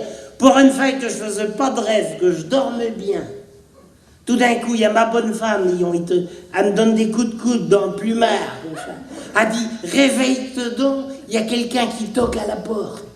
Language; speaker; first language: French; native; French